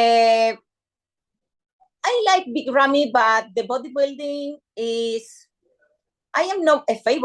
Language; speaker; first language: English; non-native, learner; Spanish